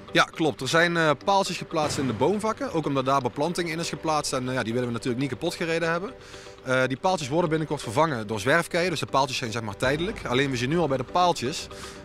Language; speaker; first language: Dutch; native; Dutch